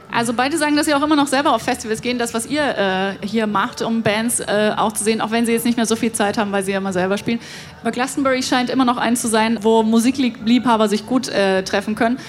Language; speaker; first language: German; native; German